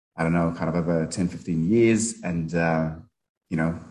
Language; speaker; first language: English; early bilingual, other home language; Nepali